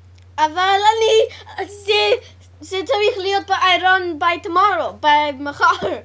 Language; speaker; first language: Hebrew; non-native, learner; English